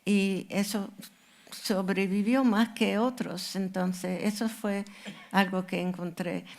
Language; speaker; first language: Spanish; non-native, fluent; English